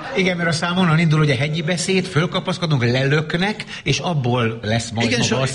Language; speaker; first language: Hungarian; native; Hungarian